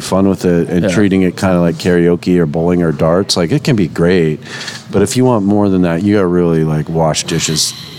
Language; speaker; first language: English; native; English